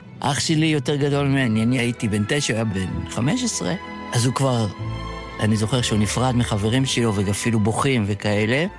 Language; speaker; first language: Hebrew; early bilingual, other home language; Yiddish